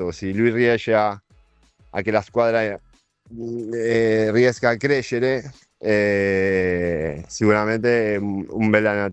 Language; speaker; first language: Italian; non-native, fluent; Spanish